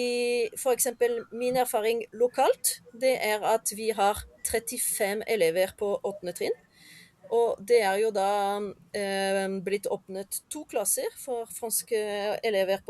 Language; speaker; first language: Norwegian; non-native, fluent; French